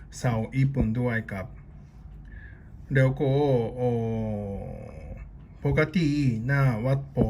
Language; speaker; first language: Thai; non-native, learner; Japanese